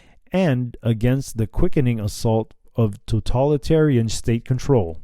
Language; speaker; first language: English; native; English